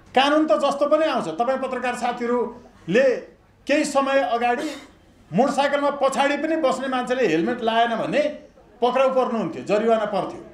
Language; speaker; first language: Nepali; native; Nepali